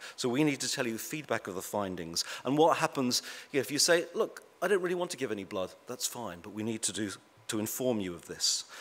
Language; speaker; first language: English; native; English